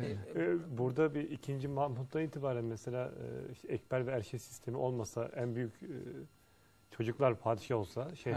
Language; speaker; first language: Turkish; native; Turkish